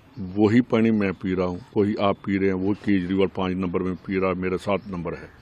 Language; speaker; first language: Hindi; non-native, local second language; Punjabi